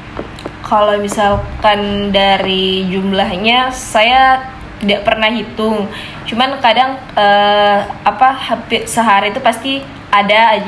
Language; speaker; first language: Indonesian; native; Indonesian